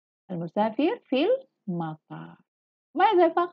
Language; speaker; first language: Arabic; non-native, fluent; Indonesian